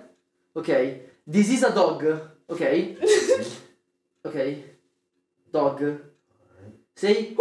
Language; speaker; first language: English; non-native, learner; Italian